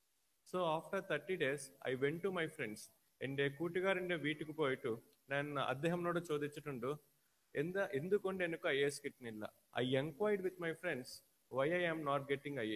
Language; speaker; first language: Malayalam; non-native, learner; Telugu